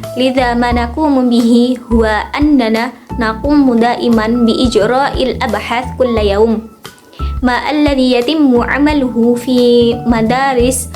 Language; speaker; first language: Arabic; non-native, learner; Indonesian